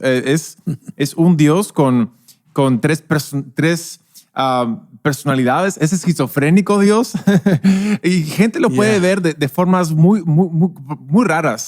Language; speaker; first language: Spanish; non-native, local second language; English